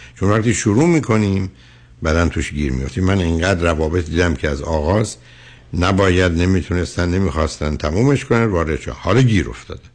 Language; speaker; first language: Persian; native; Persian